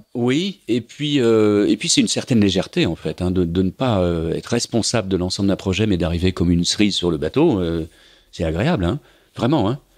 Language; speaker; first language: French; native; French